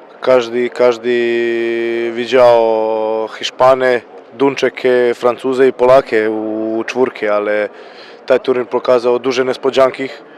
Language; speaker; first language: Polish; non-native, learner; Croatian